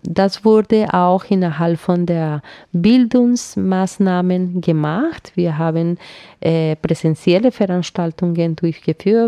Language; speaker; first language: German; non-native, fluent; Spanish